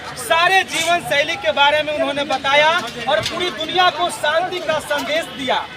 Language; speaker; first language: Hindi; native; Hindi